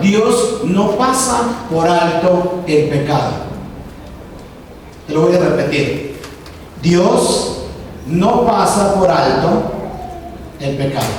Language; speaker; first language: Spanish; native; Spanish